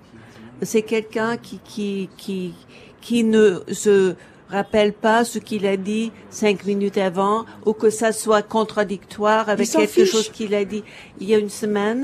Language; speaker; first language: French; non-native, fluent; English